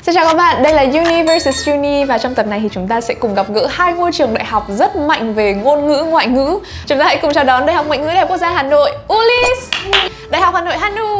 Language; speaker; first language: Vietnamese; native; Vietnamese